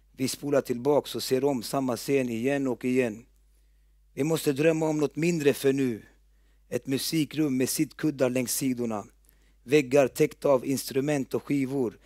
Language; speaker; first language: Swedish; early bilingual, other home language; Turoyo